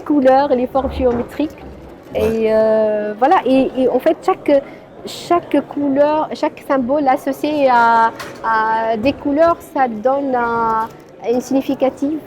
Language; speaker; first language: French; non-native, local second language; Arabic